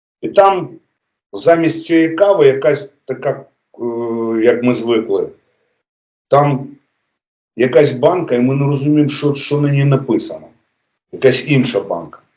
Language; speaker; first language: Ukrainian; native; Ukrainian